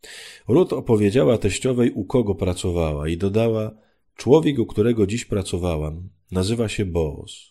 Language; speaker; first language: Polish; native; Polish